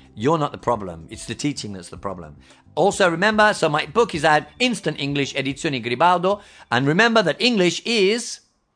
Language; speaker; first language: English; native; English